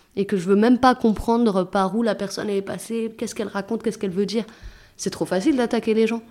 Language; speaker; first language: French; early bilingual, other home language; Arabic